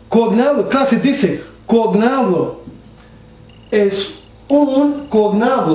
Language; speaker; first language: Spanish; non-native, learner; English